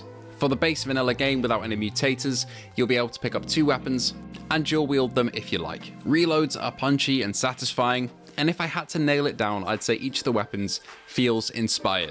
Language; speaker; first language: English; native; English